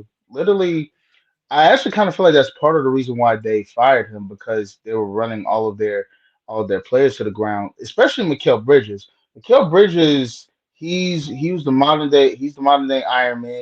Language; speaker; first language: English; native; English